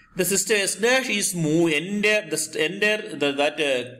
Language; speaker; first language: English; non-native, local second language; Malayalam